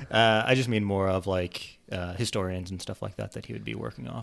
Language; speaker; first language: English; native; English